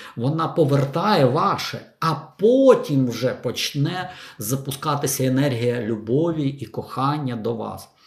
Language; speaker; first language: Ukrainian; non-native, local second language; Russian